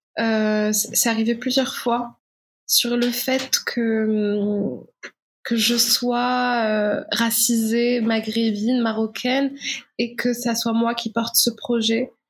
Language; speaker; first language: French; non-native, local second language; Arabic